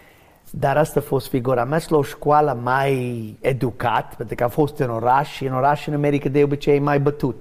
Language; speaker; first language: Romanian; non-native, learner; English